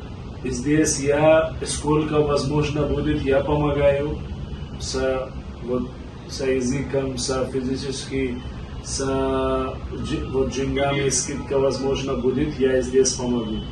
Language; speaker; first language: Russian; non-native, learner; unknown